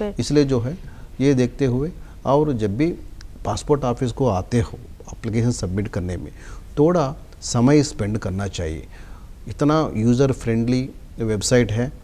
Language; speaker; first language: Hindi; non-native, local second language; Telugu